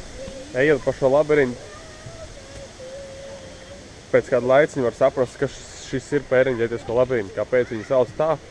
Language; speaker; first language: Latvian; native; Latvian